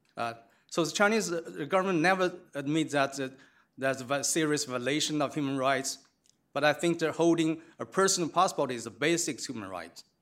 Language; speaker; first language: English; non-native, fluent; Chinese